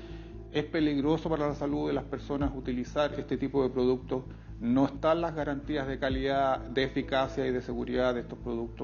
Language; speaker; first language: Spanish; native; Spanish